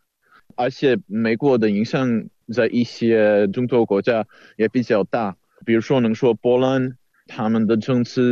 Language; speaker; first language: Chinese; non-native, fluent; Czech